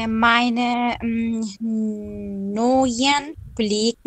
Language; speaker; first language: German; non-native, learner; Persian